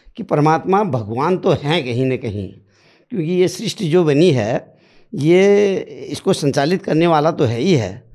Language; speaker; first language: Hindi; native; Hindi